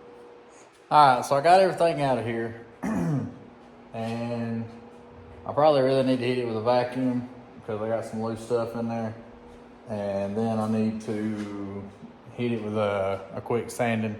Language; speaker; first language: English; native; English